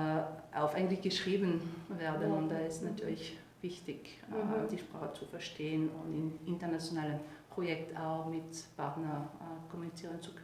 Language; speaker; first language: German; non-native, fluent; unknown